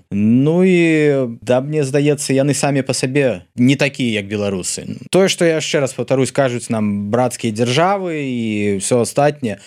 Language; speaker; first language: Belarusian; non-native, local second language; Russian